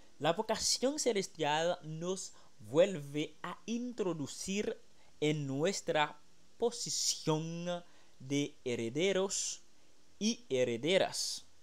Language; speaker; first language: Spanish; non-native, fluent; Haitian Creole